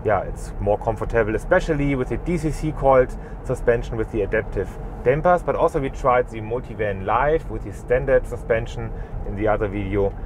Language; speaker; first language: English; non-native, fluent; German